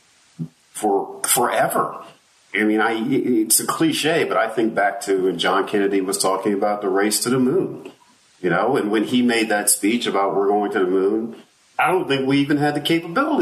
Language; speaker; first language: English; native; English